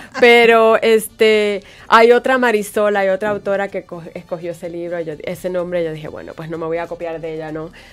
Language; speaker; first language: Spanish; early bilingual, heritage; Spanish